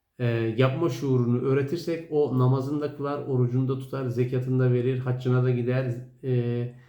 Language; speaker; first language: Turkish; native; Turkish